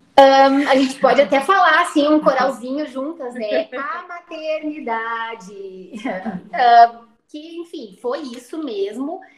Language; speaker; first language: Portuguese; native; Portuguese